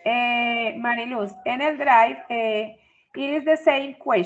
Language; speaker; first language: English; non-native, fluent; Spanish